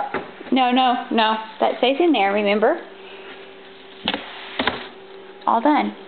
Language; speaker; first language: English; native; English